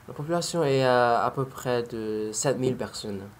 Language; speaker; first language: French; non-native, learner; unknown